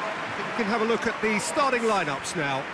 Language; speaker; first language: English; native; English